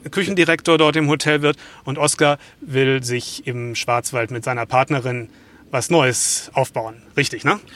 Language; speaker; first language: German; native; German